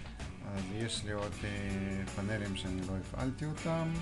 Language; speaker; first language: Hebrew; non-native, fluent; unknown